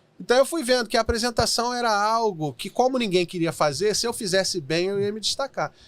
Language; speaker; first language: Portuguese; native; Portuguese